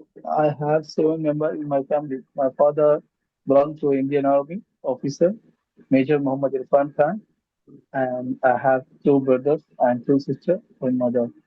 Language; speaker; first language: English; non-native, learner; Hindi